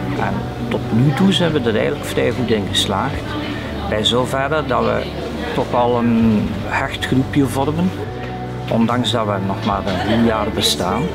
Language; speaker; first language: Dutch; native; Dutch